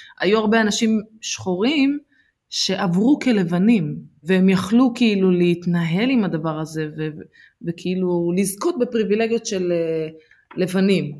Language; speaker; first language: Hebrew; early bilingual, other home language; Amharic